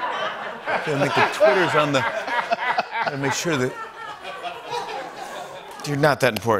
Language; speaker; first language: English; native; English